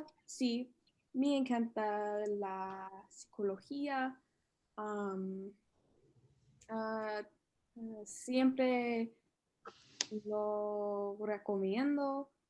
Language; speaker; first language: Spanish; non-native, learner; English